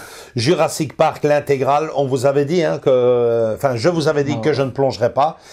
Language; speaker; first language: French; native; French